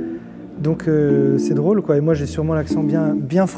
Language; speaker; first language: French; native; French